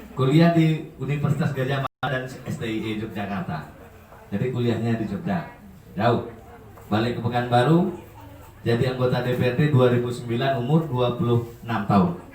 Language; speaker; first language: Indonesian; native; Indonesian